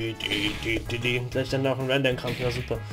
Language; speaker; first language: German; native; German